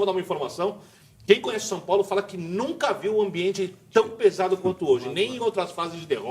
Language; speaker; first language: Portuguese; native; Portuguese